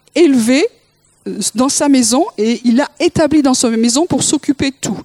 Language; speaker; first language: French; native; French